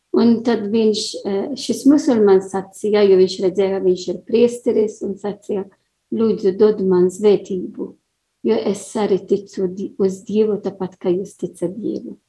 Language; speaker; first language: Latvian; non-native, learner; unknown